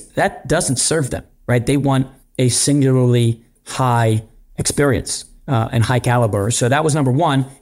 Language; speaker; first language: English; native; English